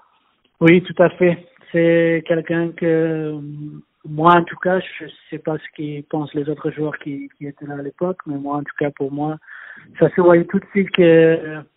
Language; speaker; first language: French; non-native, fluent; Swedish